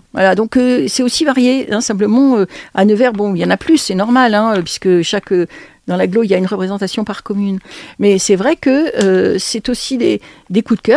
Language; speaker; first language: French; native; French